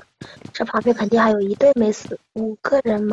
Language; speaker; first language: Chinese; native; Chinese